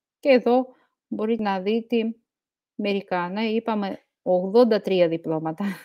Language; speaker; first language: Greek; non-native, fluent; Russian